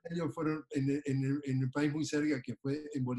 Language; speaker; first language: Spanish; native; Spanish